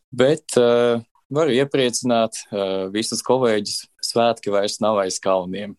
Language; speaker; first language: Latvian; native; Latvian